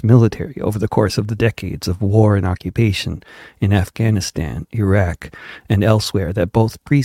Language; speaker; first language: English; native; English